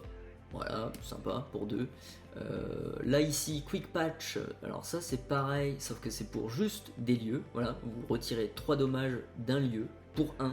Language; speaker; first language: French; native; French